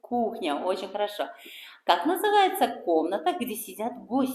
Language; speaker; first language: Russian; non-native, local second language; Kara-Kalpak